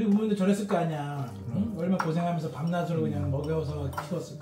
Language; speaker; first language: Korean; native; Korean